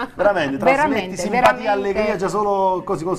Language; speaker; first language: Italian; native; Italian